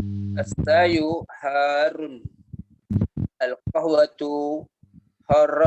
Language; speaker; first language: Arabic; non-native, learner; Indonesian